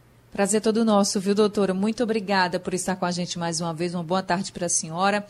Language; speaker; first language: Portuguese; native; Portuguese